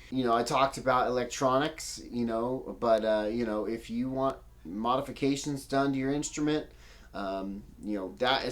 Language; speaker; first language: English; native; English